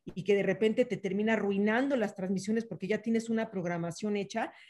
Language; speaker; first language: Spanish; native; Spanish